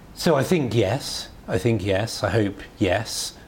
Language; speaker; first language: English; native; English